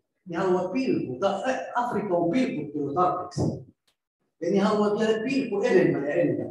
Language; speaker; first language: Finnish; non-native, learner; Arabic